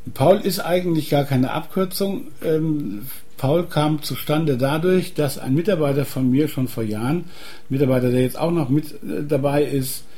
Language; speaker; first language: German; native; German